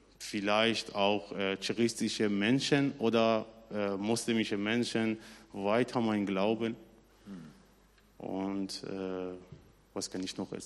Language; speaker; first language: German; non-native, learner; Persian